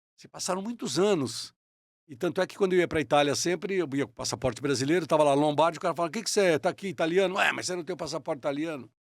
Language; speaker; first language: Portuguese; early bilingual, other home language; Italian